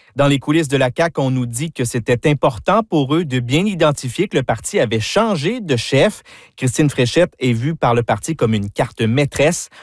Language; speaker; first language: French; native; French